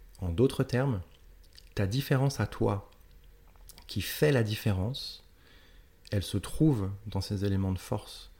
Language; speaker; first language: French; native; French